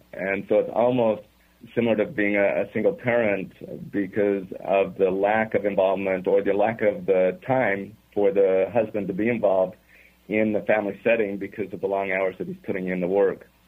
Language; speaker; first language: English; native; English